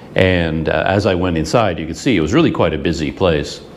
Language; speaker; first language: English; native; English